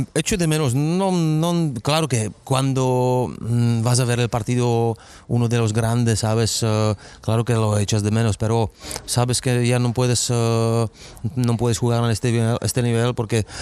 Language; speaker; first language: Spanish; non-native, fluent; Czech